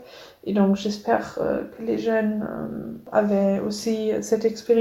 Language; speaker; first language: French; non-native, fluent; German